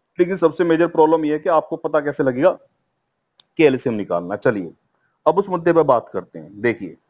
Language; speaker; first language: Hindi; native; Hindi